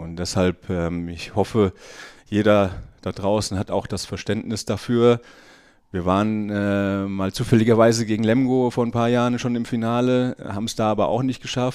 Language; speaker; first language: German; native; German